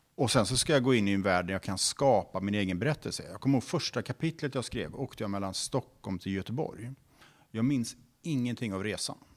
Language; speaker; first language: Swedish; native; Swedish